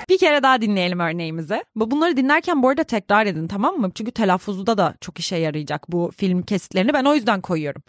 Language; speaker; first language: Turkish; native; Turkish